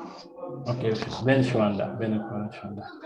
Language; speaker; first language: Turkish; non-native, learner; French